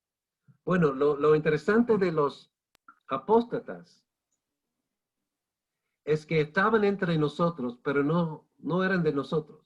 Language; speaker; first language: Spanish; non-native, fluent; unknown